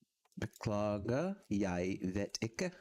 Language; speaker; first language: Norwegian; non-native, learner; English